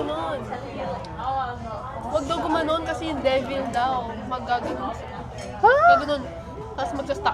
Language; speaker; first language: Filipino; early bilingual, heritage; Filipino